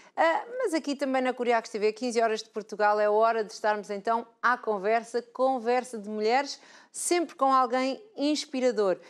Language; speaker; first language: Portuguese; native; Portuguese